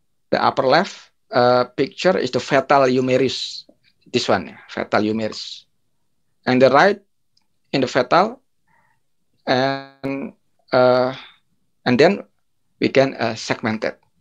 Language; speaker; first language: English; non-native, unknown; Indonesian